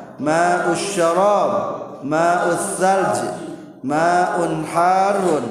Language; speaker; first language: Arabic; non-native, fluent; Indonesian